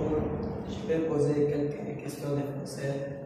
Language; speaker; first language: French; non-native, local second language; Arabic